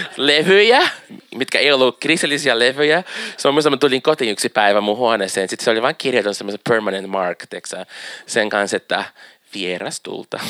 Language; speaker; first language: Finnish; non-native, fluent; Portuguese